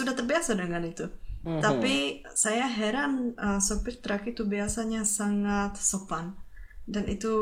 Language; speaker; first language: Indonesian; non-native, fluent; Czech